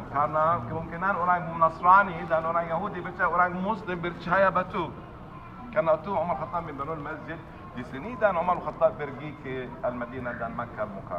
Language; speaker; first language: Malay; non-native, learner; Arabic